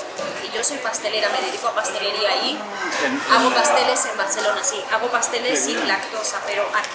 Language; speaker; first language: Spanish; non-native, fluent; Armenian